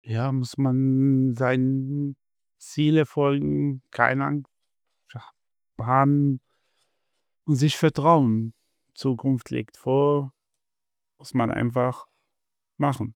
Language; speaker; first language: German; non-native, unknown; Arabic